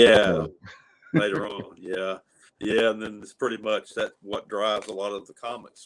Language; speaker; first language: English; native; English